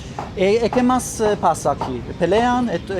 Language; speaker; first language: Spanish; non-native, learner; German